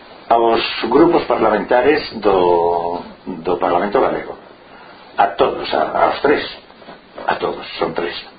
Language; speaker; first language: Galician; non-native, local second language; Spanish